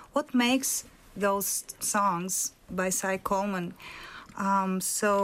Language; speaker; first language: English; non-native, fluent; Bulgarian